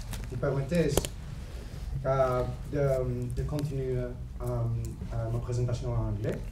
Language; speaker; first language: French; non-native, learner; Greek